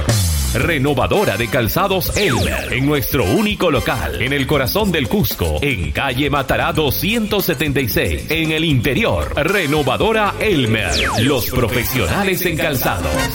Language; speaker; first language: Spanish; native; Spanish